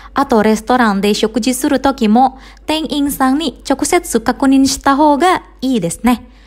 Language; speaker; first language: Japanese; non-native, fluent; Indonesian